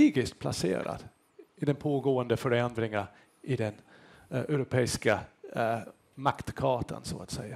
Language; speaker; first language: Swedish; non-native, fluent; English